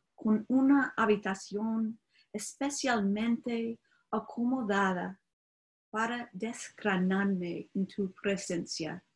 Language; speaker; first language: Spanish; non-native, fluent; English